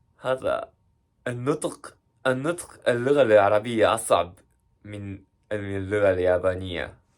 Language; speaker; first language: Arabic; non-native, learner; Japanese